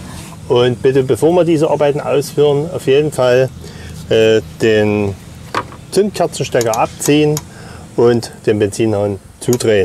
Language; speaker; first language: German; native; German